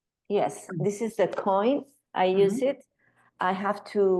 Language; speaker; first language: English; non-native, learner; Spanish